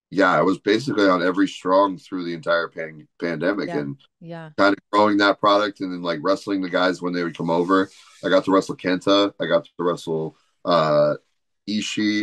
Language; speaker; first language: English; native; English